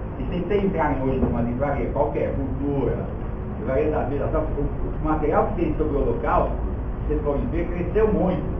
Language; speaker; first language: Portuguese; early bilingual, other home language; Yiddish